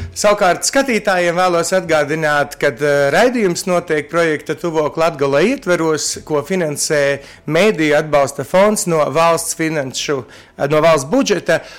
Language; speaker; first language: Latvian; native; Latvian